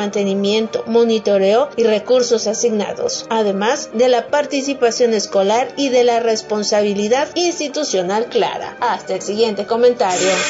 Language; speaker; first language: Spanish; native; Spanish